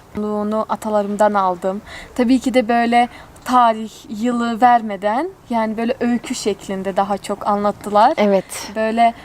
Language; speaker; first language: Turkish; early bilingual, heritage; Kazakh